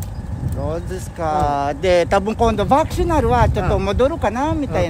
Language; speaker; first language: Japanese; non-native, learner; Filipino